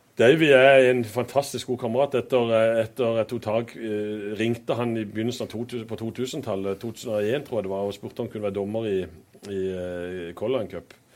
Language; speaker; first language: Norwegian; native; Norwegian